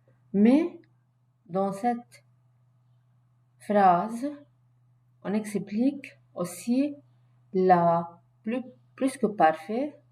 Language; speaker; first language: French; non-native, fluent; Arabic